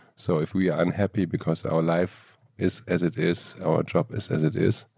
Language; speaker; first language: English; non-native, fluent; German